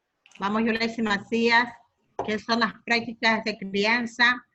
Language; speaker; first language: Spanish; native; Spanish